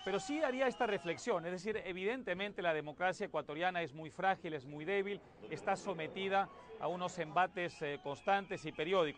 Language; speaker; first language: Spanish; native; Spanish